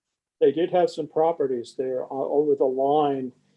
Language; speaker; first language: English; native; English